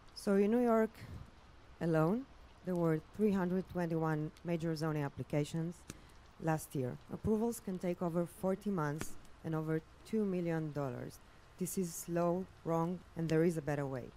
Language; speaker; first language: English; non-native, fluent; Hebrew